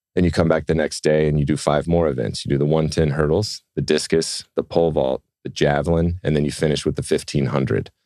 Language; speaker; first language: English; native; English